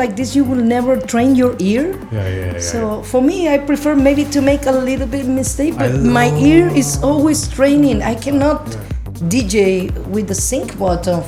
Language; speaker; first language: English; non-native, fluent; Spanish